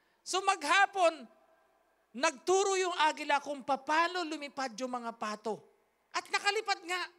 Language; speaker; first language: Filipino; native; Filipino